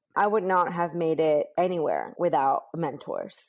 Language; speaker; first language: English; early bilingual, other home language; Spanish